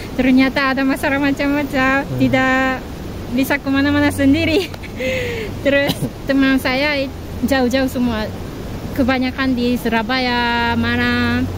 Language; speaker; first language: Indonesian; non-native, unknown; Japanese